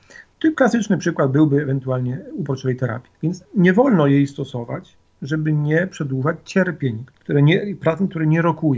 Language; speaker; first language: Polish; native; Polish